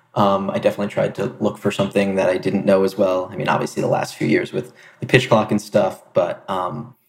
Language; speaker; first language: English; native; English